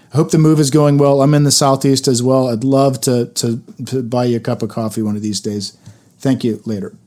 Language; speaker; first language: English; native; English